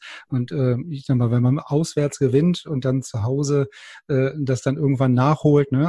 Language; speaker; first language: German; native; German